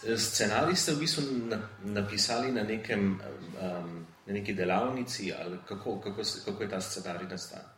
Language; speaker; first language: Slovenian; native; Slovenian